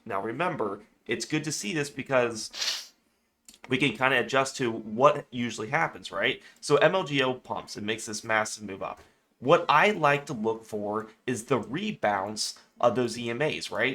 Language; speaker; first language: English; native; English